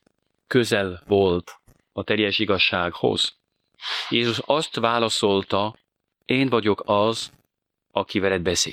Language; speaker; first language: Hungarian; non-native, fluent; French